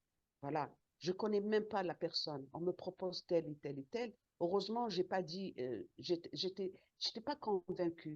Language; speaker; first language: French; non-native, local second language; Arabic